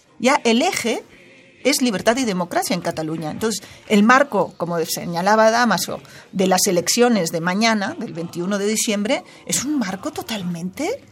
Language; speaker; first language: Spanish; non-native, local second language; Catalan